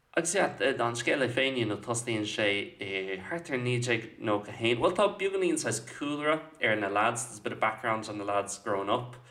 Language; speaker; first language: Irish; non-native, local second language; English